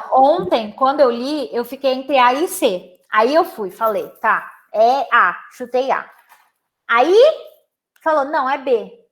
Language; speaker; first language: Portuguese; native; Portuguese